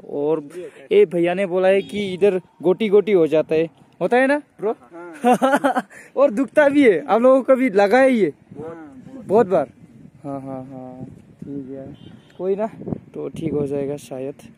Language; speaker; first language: Hindi; non-native, local second language; Assamese